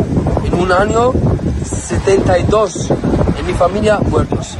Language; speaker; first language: Spanish; non-native, learner; Arabic